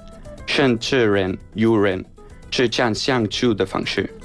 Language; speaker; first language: Chinese; non-native, learner; Spanish